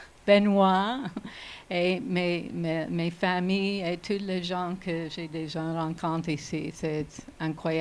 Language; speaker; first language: French; non-native, learner; English